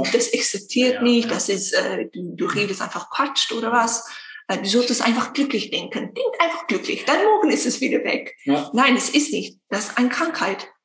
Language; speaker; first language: German; non-native, fluent; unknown